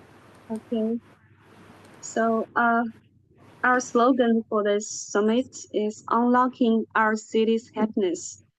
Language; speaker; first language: English; non-native, fluent; Chinese